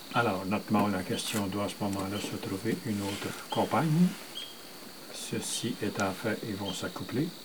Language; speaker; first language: French; native; French